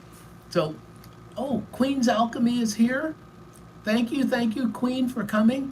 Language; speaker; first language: English; native; English